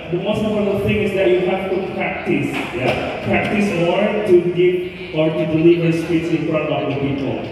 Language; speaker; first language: English; non-native, fluent; Indonesian